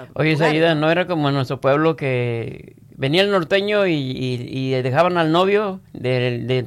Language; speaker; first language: Spanish; native; Spanish